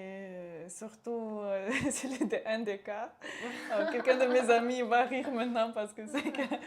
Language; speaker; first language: French; non-native, local second language; Romanian